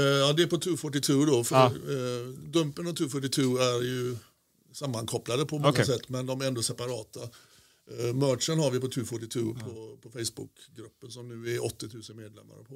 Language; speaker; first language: Swedish; native; Swedish